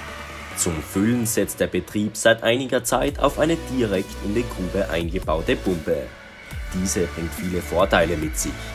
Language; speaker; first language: German; native; German